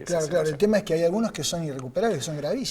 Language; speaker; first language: Spanish; native; Spanish